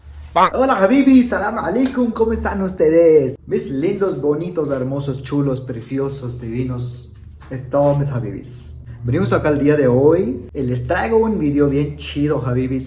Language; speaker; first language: Spanish; non-native, fluent; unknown